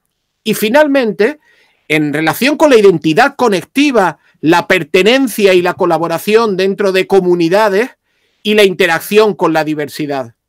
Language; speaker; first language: Spanish; native; Spanish